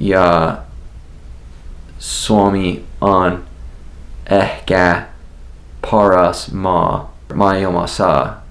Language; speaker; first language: Finnish; non-native, learner; English